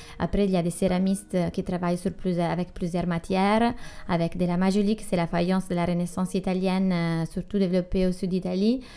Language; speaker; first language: French; non-native, fluent; Italian